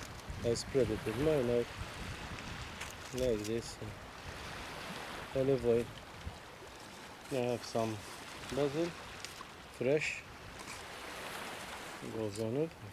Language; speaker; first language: English; non-native, local second language; Maltese